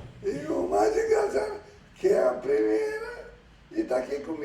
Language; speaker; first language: Portuguese; early bilingual, other home language; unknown